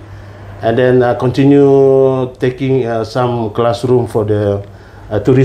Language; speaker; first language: English; non-native, learner; Indonesian